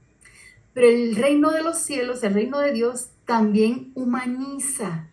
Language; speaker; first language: Spanish; native; Spanish